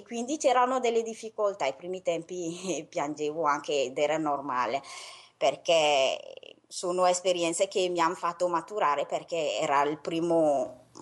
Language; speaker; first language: Italian; non-native, fluent; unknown